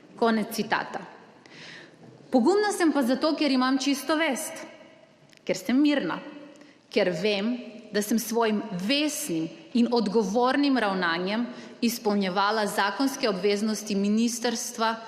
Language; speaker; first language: Slovenian; early bilingual, other home language; Macedonian